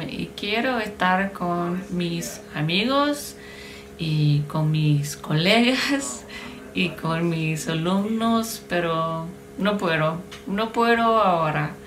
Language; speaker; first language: Spanish; non-native, learner; English